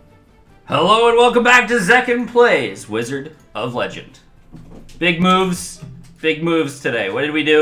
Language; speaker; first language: English; native; English